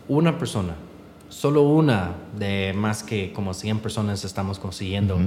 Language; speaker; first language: Spanish; non-native, learner; English